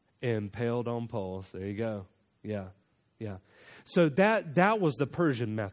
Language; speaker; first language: English; native; English